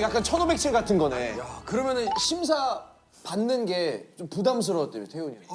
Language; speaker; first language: Korean; native; Korean